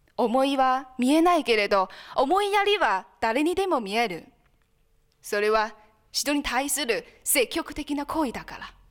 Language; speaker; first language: Japanese; non-native, fluent; Chinese